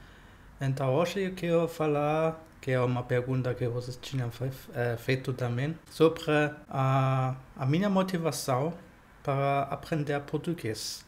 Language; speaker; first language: Portuguese; non-native, fluent; German